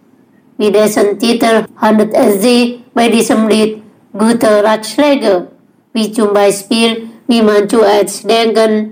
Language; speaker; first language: German; non-native, learner; Indonesian